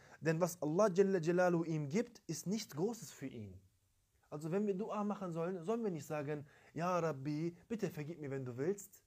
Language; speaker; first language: German; early bilingual, other home language; Turkish